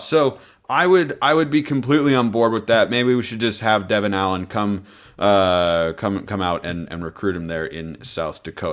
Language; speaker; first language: English; native; English